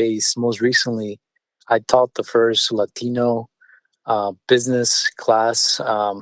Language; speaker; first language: English; early bilingual, other home language; Spanish